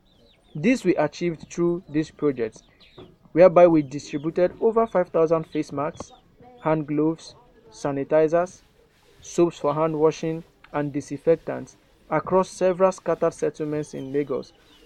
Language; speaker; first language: English; non-native, local second language; Yoruba